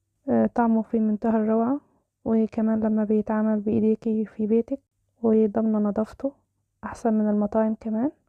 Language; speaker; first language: Arabic; native; Arabic